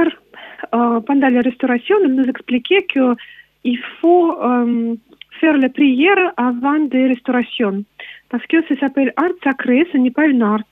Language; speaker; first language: French; non-native, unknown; Russian